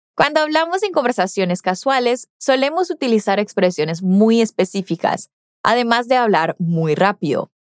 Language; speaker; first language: Spanish; non-native, fluent; English